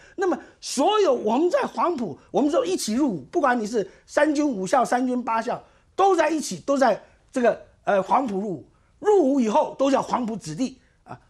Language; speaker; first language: Chinese; native; Chinese